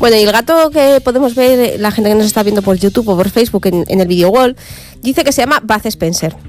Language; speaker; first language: Spanish; native; Spanish